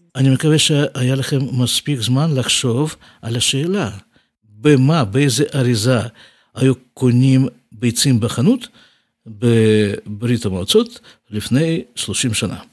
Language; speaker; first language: Hebrew; non-native, fluent; Russian